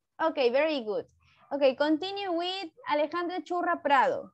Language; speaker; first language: English; non-native, fluent; Spanish